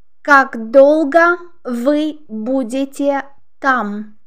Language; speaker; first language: Russian; non-native, local second language; Uzbek